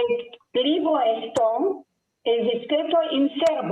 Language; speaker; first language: Spanish; non-native, learner; Serbian